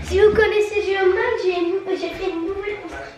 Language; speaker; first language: French; native; French